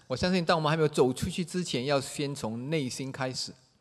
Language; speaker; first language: Chinese; native; Chinese